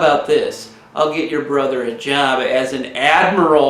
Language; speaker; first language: English; native; English